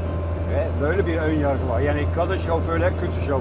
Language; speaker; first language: Turkish; non-native, fluent; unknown